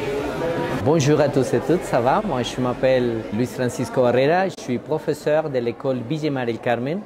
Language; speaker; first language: French; non-native, fluent; Spanish